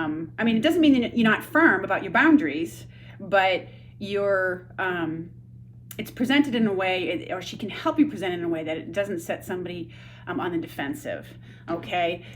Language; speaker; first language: English; native; English